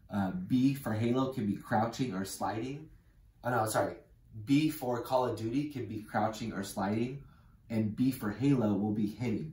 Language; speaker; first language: English; native; English